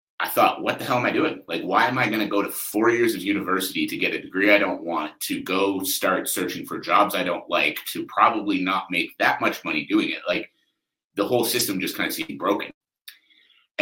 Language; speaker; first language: English; native; English